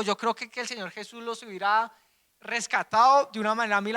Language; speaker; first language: Spanish; native; Spanish